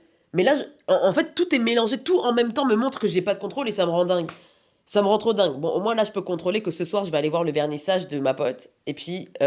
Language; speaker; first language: French; native; French